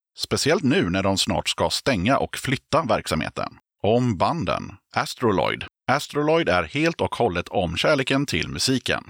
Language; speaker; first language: Swedish; native; Swedish